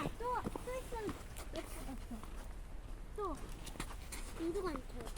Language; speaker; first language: Korean; non-native, local second language; Mongolian